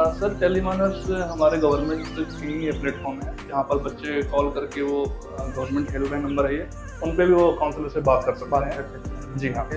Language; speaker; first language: Hindi; native; Hindi